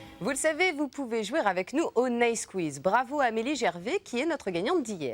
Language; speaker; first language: French; native; French